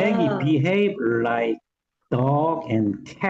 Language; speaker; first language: English; non-native, learner; Korean